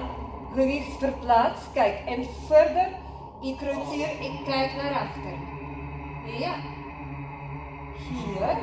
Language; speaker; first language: Dutch; non-native, learner; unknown